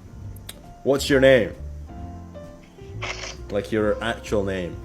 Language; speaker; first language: English; non-native, fluent; Indonesian